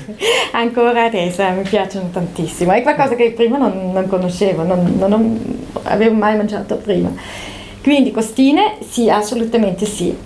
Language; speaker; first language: Italian; non-native, local second language; German